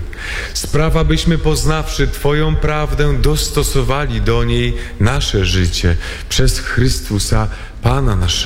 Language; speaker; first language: Polish; native; Polish